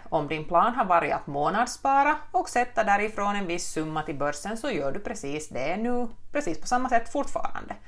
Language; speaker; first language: Swedish; native; Swedish